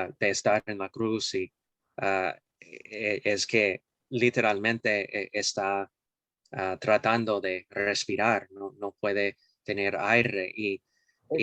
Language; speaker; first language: Spanish; non-native, fluent; English